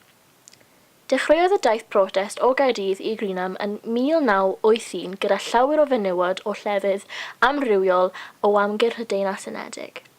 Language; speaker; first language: Welsh; non-native, local second language; English